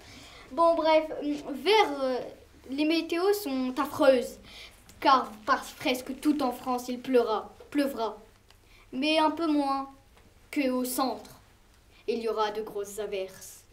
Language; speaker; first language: French; native; French